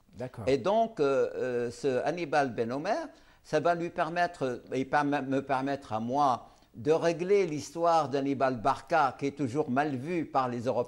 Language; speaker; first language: French; non-native, local second language; Arabic